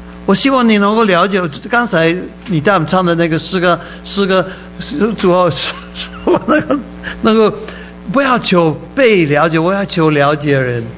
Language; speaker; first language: Chinese; native; Chinese